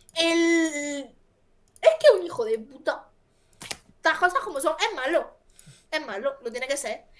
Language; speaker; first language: Spanish; native; Spanish